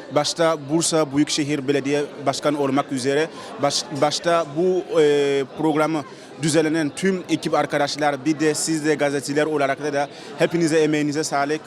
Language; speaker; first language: Turkish; non-native, fluent; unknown